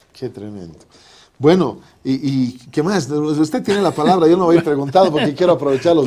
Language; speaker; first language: Spanish; native; Spanish